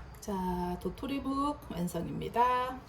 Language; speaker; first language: Korean; native; Korean